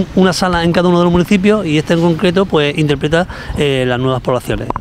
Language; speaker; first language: Spanish; native; Spanish